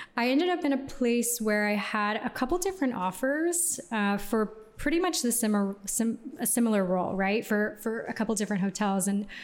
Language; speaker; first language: English; native; English